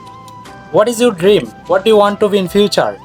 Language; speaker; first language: English; non-native, fluent; Bangla